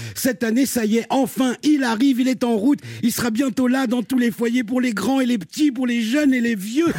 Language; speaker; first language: French; native; French